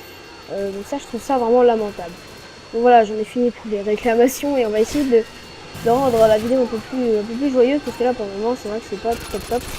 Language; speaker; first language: French; native; French